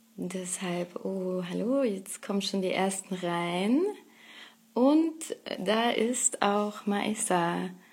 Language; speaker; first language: German; native; German